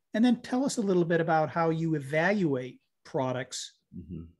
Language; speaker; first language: English; native; English